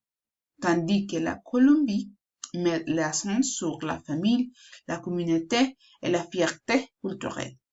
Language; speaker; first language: French; non-native, learner; Spanish